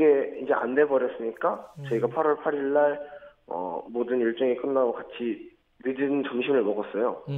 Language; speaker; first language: Korean; native; Korean